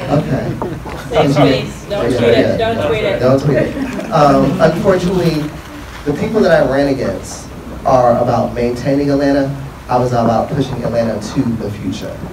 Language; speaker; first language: English; native; English